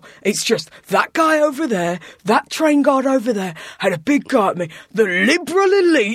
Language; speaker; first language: English; native; English